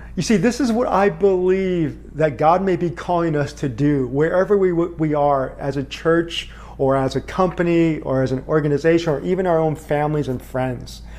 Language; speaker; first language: English; early bilingual, other home language; Korean